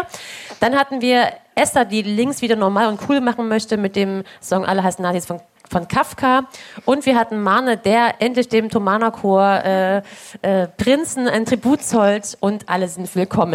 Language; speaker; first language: German; native; German